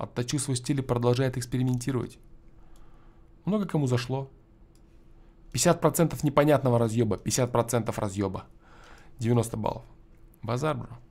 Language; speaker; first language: Russian; native; Russian